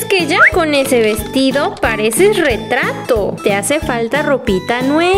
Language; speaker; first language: Spanish; native; Spanish